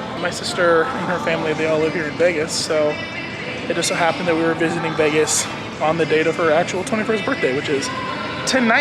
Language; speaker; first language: English; native; English